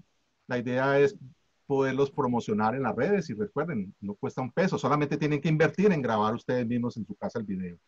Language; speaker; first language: Spanish; native; Spanish